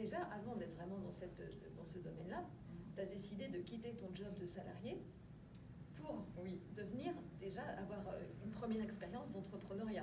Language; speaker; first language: French; native; French